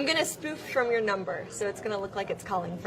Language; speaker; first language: English; native; English